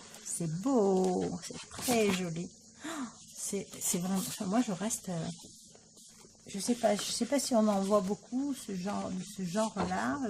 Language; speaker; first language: French; native; French